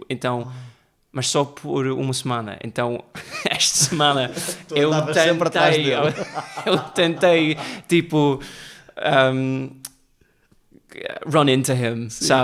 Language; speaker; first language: Portuguese; early bilingual, heritage; Portuguese